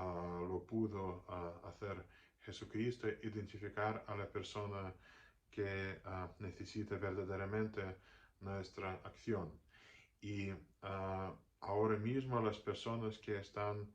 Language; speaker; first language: Spanish; non-native, fluent; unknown